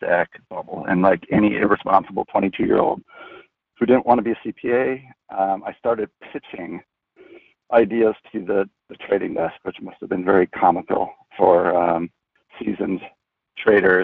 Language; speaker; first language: English; native; English